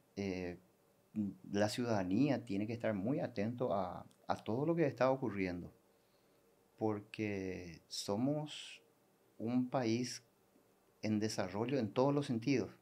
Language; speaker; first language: Spanish; native; Spanish